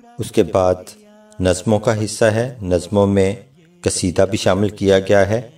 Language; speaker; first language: Urdu; native; Urdu